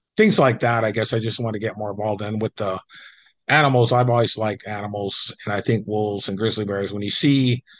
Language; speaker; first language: English; native; English